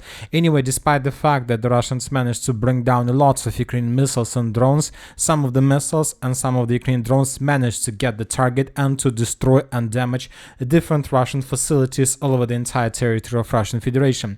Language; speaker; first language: English; non-native, fluent; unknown